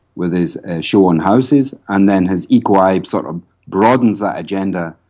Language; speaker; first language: English; native; English